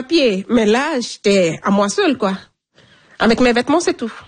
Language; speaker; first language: French; non-native, local second language; Fula